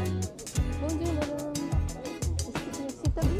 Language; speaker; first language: French; non-native, learner; Japanese